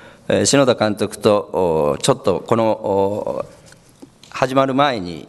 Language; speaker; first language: Japanese; native; Japanese